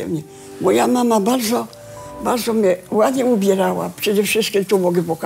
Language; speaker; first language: Polish; early bilingual, heritage; Polish